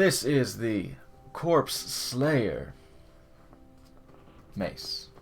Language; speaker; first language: English; native; English